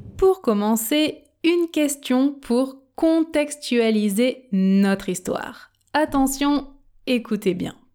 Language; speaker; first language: French; native; French